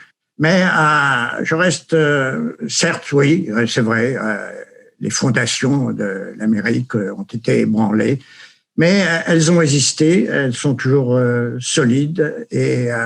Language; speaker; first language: French; native; French